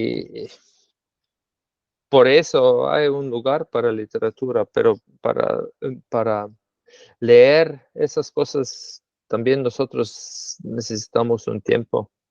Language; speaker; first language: Spanish; non-native, fluent; Slovenian